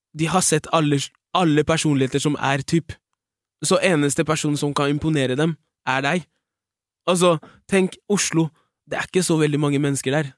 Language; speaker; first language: Norwegian; early bilingual, other home language; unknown